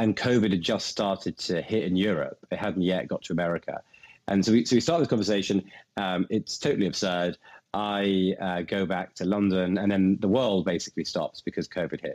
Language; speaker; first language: English; native; English